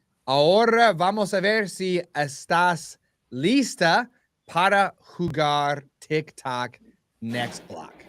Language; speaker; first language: Spanish; non-native, learner; English